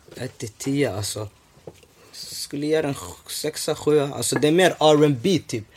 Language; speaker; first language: Swedish; early bilingual, other home language; Somali